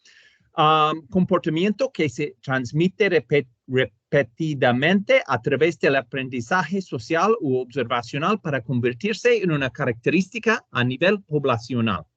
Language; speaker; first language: Spanish; non-native, fluent; English